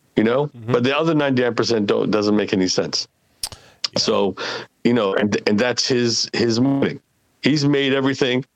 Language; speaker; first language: English; non-native, fluent; Hebrew